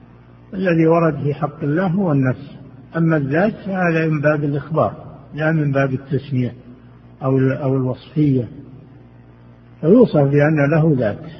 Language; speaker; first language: Arabic; native; Arabic